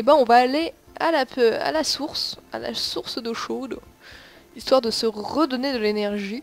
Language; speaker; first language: French; native; French